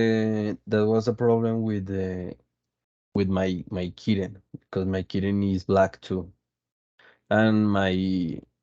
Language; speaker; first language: English; non-native, fluent; Spanish